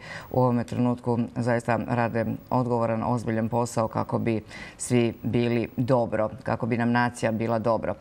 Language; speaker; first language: Croatian; native; Croatian